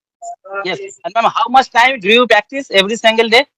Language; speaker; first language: English; non-native, learner; Bangla